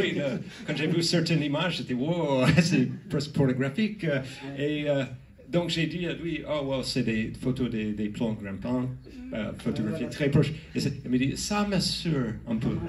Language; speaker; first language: French; non-native, learner; English